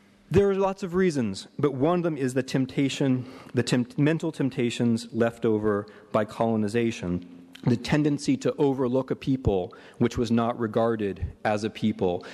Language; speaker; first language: English; native; English